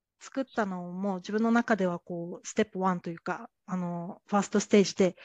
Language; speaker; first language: Japanese; native; Japanese